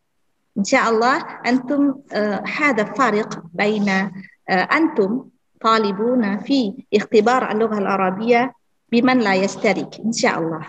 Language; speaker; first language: Arabic; non-native, fluent; Indonesian